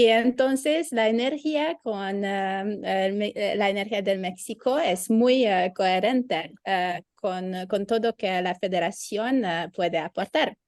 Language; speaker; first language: Spanish; non-native, fluent; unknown